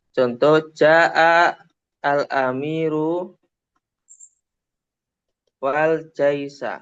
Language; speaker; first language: Arabic; non-native, fluent; Indonesian